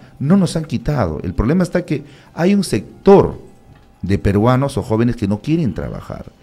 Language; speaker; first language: Spanish; native; Spanish